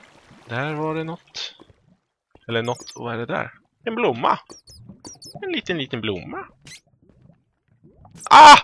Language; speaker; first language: Swedish; native; Swedish